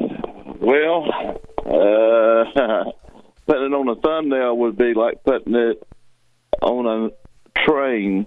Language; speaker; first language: English; native; English